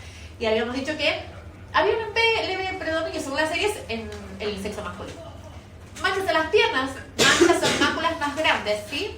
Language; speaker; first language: Spanish; native; Spanish